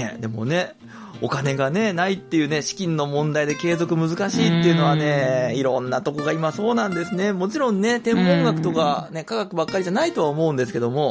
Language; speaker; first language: Japanese; native; Japanese